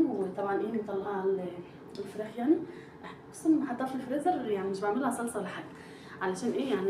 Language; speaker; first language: Arabic; native; Arabic